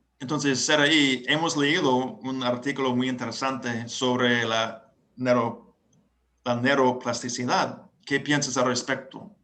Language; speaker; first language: Spanish; non-native, learner; English